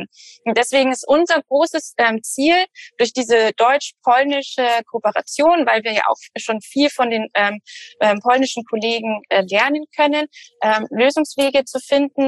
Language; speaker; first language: German; native; German